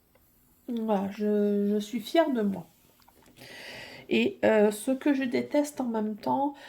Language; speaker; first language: French; native; French